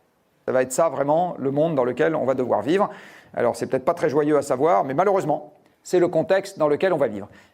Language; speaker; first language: French; native; French